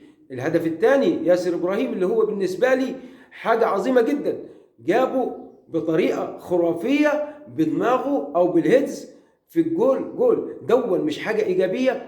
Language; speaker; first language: Arabic; native; Arabic